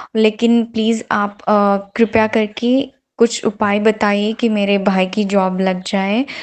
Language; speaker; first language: Hindi; non-native, local second language; Gujarati